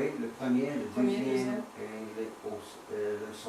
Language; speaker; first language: French; non-native, learner; English